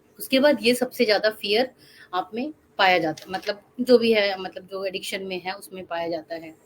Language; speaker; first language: Hindi; non-native, local second language; Assamese